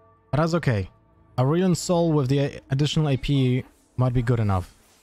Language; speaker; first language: English; non-native, fluent; Polish